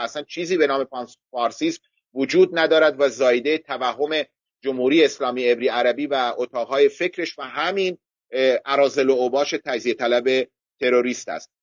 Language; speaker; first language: Persian; non-native, local second language; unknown